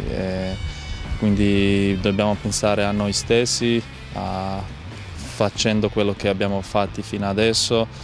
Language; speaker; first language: Italian; non-native, fluent; Croatian